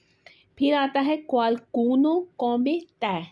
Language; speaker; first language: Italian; non-native, fluent; Urdu